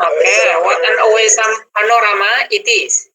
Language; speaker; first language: English; non-native, fluent; Indonesian